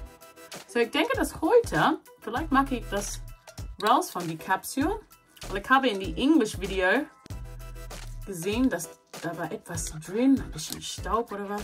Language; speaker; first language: German; non-native, learner; English